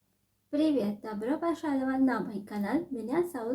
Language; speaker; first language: Russian; non-native, fluent; Sinhala